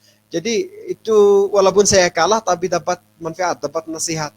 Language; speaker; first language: Indonesian; non-native, fluent; Arabic